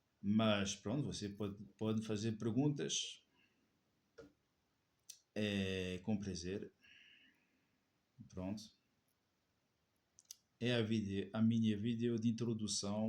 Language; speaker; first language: Portuguese; non-native, fluent; French